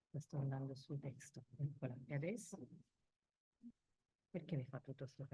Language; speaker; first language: Italian; native; Italian